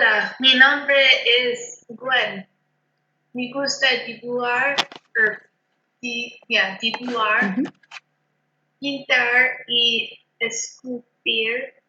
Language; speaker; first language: Spanish; non-native, learner; English